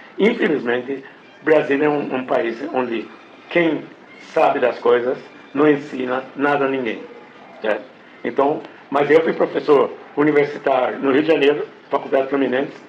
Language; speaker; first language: Portuguese; non-native, fluent; English